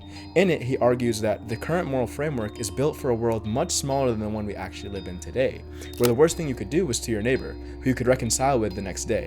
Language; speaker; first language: English; native; English